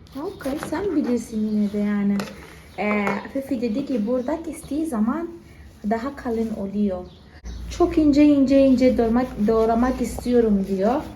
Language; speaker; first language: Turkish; non-native, fluent; Portuguese